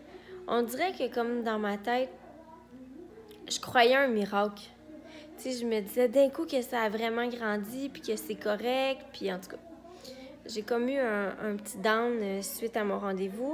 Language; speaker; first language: French; native; French